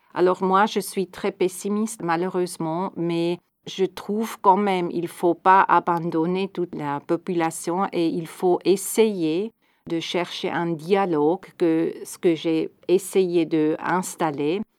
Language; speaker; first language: French; non-native, fluent; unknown